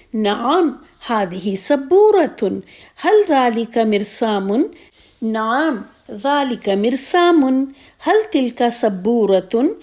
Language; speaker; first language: Arabic; non-native, fluent; Urdu